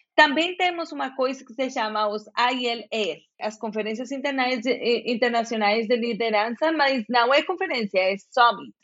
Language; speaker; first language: Portuguese; non-native, fluent; Spanish